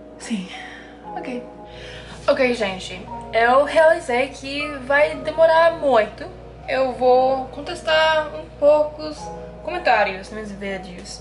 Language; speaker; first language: Portuguese; non-native, learner; English